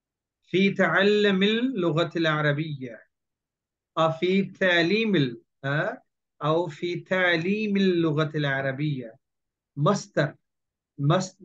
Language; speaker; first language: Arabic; non-native, fluent; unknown